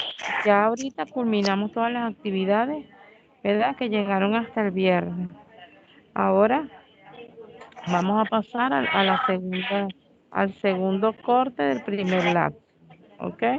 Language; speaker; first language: Spanish; native; Spanish